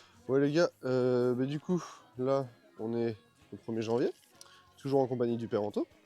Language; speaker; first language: French; native; French